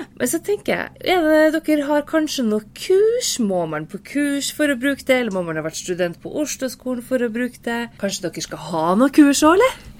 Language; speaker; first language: Norwegian; native; Norwegian